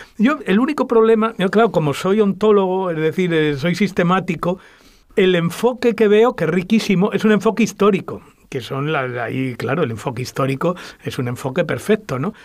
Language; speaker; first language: Spanish; native; Spanish